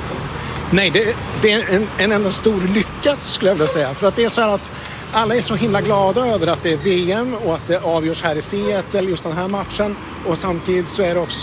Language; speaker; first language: Swedish; native; Swedish